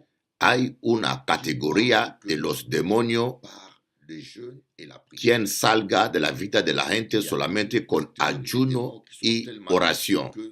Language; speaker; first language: Spanish; non-native, learner; French